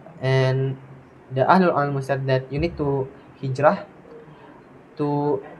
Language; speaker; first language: English; non-native, learner; Indonesian